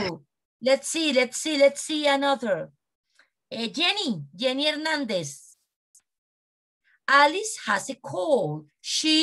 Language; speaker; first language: English; non-native, learner; Spanish